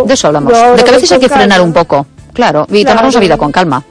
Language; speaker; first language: Spanish; native; Spanish